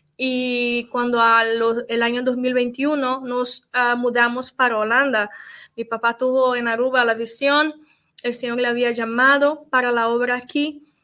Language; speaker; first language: Spanish; early bilingual, other home language; Portuguese